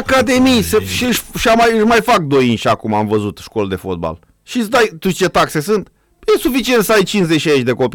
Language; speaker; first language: Romanian; native; Romanian